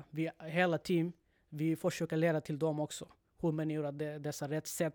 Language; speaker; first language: Swedish; non-native, learner; Bangla